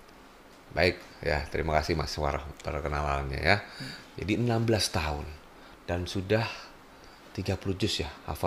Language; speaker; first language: Indonesian; native; Indonesian